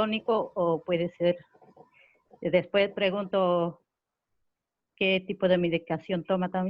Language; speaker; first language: Spanish; non-native, local second language; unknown